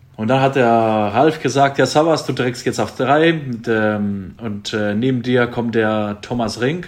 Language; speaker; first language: German; non-native, fluent; Greek